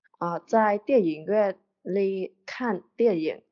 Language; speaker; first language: Chinese; non-native, learner; Vietnamese